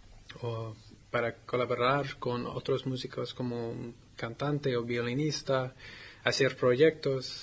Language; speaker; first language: Spanish; non-native, learner; English